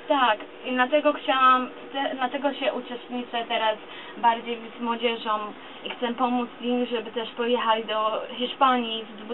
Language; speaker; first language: Polish; early bilingual, other home language; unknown